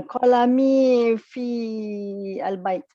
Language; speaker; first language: Arabic; non-native, learner; Malay